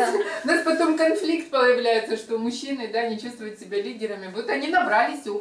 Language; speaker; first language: Russian; native; Russian